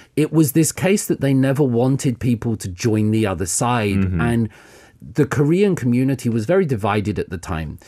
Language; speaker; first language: English; native; English